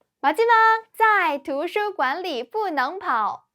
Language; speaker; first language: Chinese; non-native, fluent; Korean